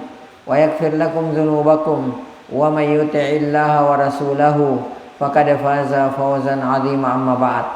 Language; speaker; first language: Arabic; non-native, fluent; Indonesian